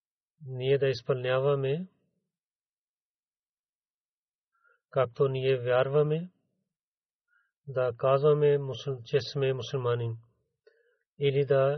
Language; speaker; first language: Bulgarian; non-native, learner; Urdu